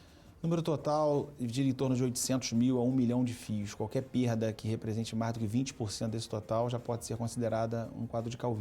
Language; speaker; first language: Portuguese; native; Portuguese